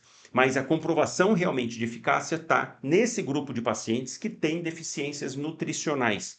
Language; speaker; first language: Portuguese; native; Portuguese